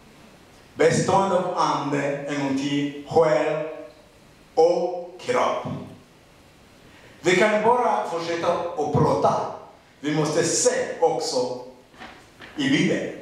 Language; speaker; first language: Swedish; non-native, learner; Rundi